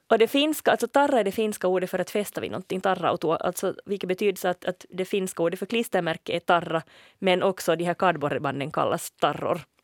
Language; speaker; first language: Swedish; native; Swedish